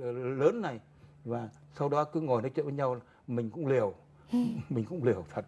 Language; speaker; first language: Vietnamese; native; Vietnamese